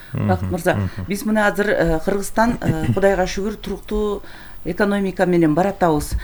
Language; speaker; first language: Kyrgyz; native; Kyrgyz